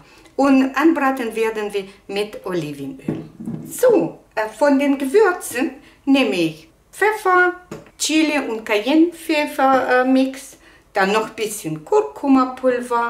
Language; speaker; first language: German; non-native, fluent; Russian